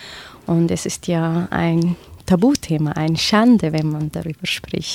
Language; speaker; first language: German; non-native, fluent; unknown